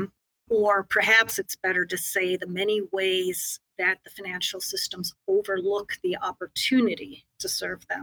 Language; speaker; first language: English; native; English